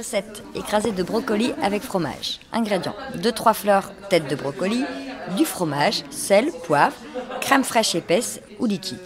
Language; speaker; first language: French; native; French